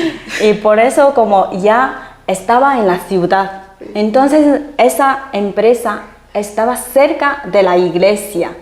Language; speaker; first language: Spanish; non-native, fluent; Chinese